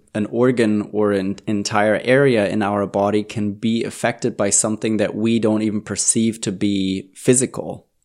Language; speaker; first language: English; non-native, fluent; German